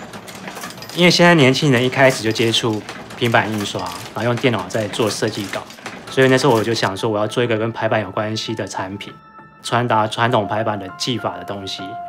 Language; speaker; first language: Chinese; native; Chinese